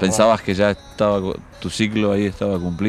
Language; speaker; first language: Spanish; native; Spanish